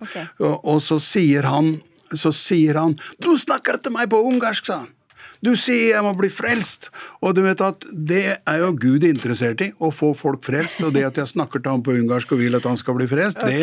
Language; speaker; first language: Norwegian; native; Norwegian